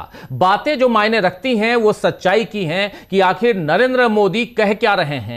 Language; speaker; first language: Hindi; native; Hindi